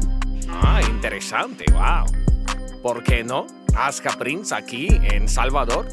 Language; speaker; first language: Spanish; non-native, learner; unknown